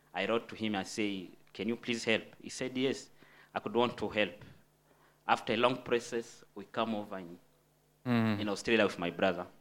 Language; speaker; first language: English; non-native, fluent; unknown